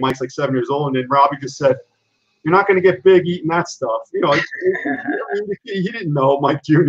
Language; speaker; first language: English; native; English